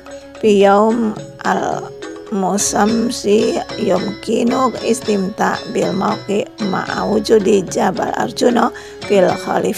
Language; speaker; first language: Arabic; non-native, fluent; Indonesian